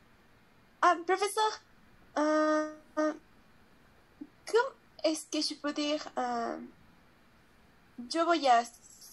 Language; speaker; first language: French; non-native, learner; Spanish